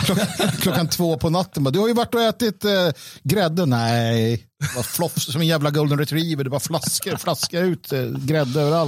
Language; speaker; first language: Swedish; native; Swedish